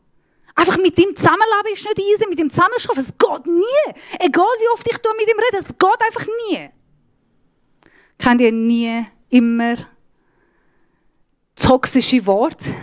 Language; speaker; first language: German; non-native, fluent; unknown